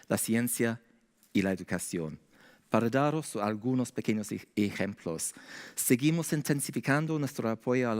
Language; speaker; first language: Spanish; non-native, fluent; English